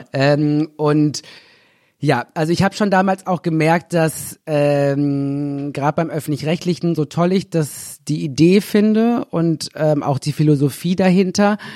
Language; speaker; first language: German; native; German